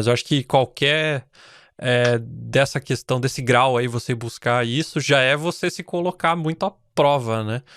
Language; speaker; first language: Portuguese; native; Portuguese